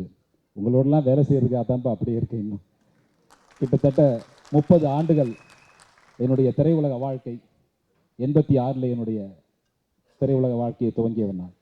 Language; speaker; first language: Tamil; native; Tamil